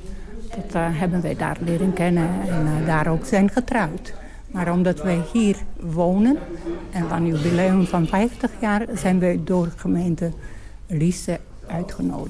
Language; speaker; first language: Dutch; non-native, learner; Bosnian